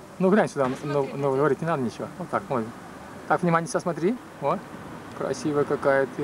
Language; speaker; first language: Russian; native; Russian